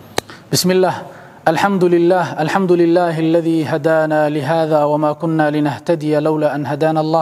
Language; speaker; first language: Arabic; non-native, fluent; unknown